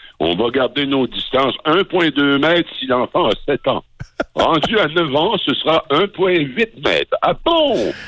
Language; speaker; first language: French; native; French